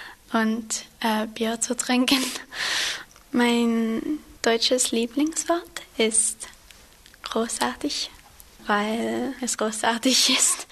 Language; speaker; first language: German; non-native, learner; English